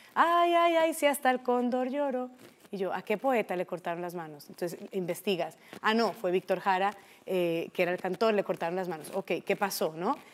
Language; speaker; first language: Spanish; native; Spanish